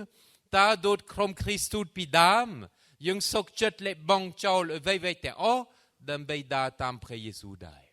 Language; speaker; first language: Khmer; non-native, fluent; French